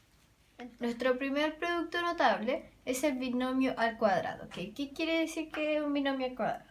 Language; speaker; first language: Spanish; native; Spanish